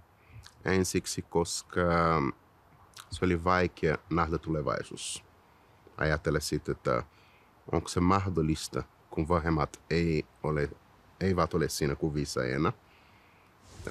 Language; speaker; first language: Finnish; non-native, fluent; Portuguese